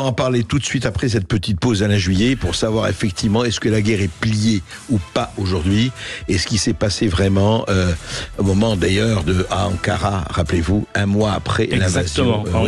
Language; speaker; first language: French; native; French